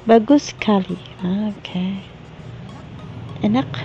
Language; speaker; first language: Indonesian; non-native, learner; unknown